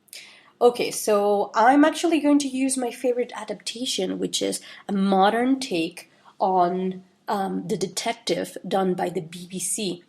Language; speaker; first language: English; non-native, fluent; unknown